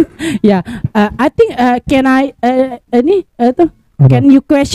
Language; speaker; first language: English; non-native, learner; Indonesian